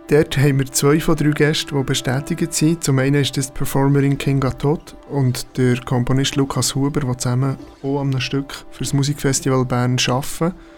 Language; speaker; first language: German; native; German